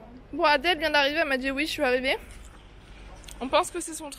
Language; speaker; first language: French; native; French